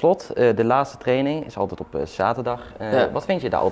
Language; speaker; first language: Dutch; native; Dutch